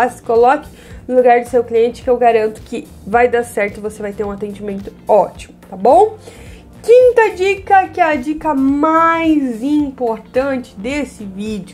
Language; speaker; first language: Portuguese; native; Portuguese